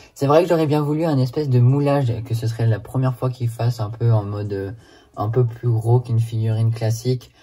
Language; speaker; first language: French; native; French